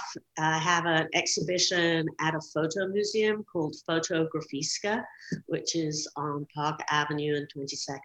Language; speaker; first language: English; native; English